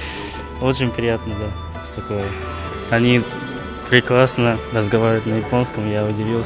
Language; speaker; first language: Russian; non-native, learner; Japanese